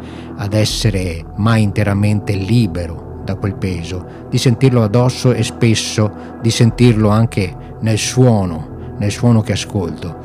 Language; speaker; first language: Italian; native; Italian